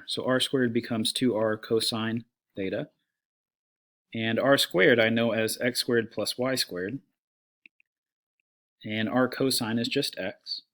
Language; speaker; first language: English; native; English